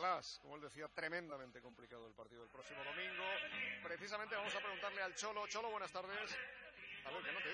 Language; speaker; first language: Spanish; native; Spanish